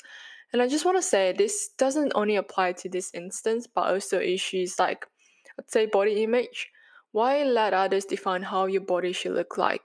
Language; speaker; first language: English; non-native, local second language; Chinese